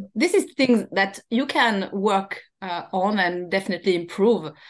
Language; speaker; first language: English; non-native, fluent; French